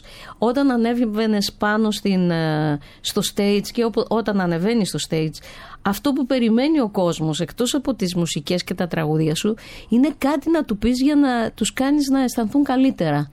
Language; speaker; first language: Greek; native; Greek